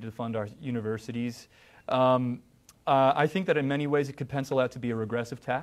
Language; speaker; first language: English; native; English